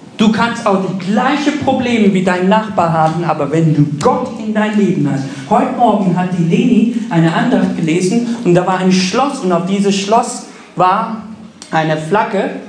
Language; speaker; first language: German; non-native, fluent; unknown